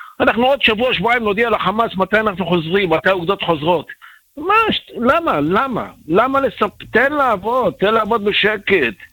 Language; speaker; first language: Hebrew; native; Hebrew